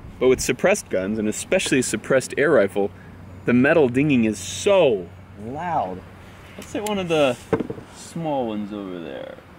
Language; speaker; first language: English; native; English